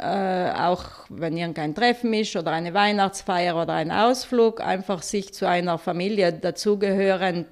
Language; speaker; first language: German; native; German